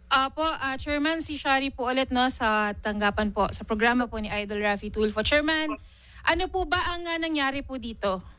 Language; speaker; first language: Filipino; native; Filipino